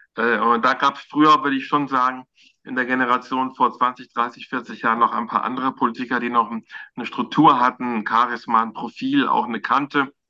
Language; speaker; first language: German; native; German